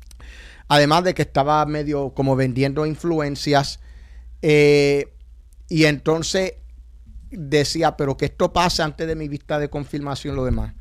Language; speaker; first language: Spanish; native; Spanish